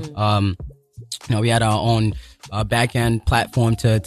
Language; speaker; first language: English; non-native, local second language; Yoruba